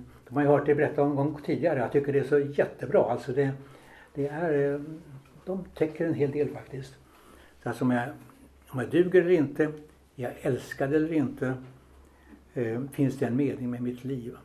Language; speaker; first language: Swedish; native; Swedish